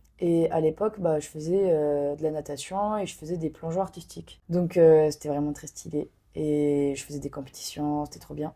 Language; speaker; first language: French; non-native, local second language; Arabic